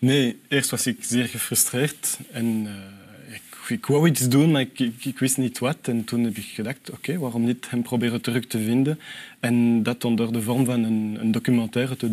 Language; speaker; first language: Dutch; non-native, local second language; French